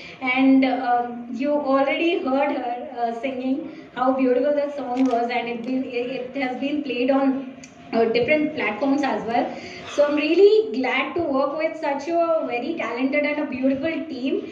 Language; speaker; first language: English; non-native, local second language; Telugu